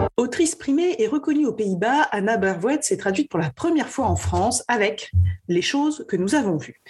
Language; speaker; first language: French; native; French